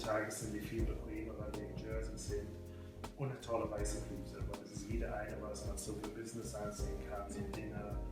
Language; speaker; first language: German; non-native, fluent; English